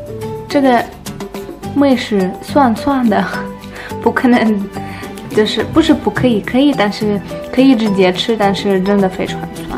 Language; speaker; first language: Chinese; non-native, learner; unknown